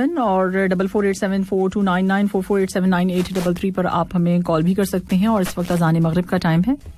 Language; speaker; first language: Urdu; native; Urdu